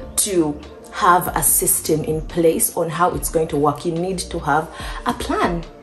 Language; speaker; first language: English; non-native, local second language; Ganda